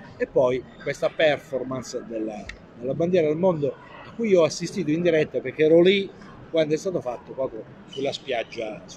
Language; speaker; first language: Italian; native; Italian